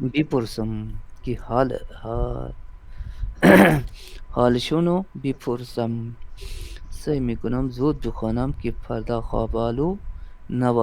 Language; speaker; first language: Persian; non-native, learner; Urdu